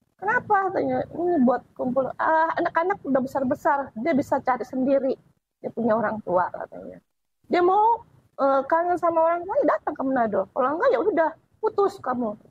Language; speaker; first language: Indonesian; native; Indonesian